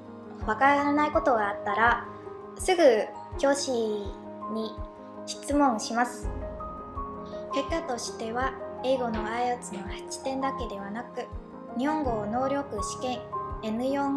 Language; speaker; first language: Japanese; non-native, learner; Vietnamese